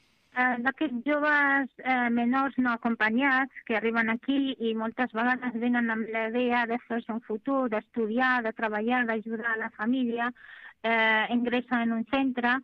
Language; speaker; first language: Catalan; non-native, fluent; Arabic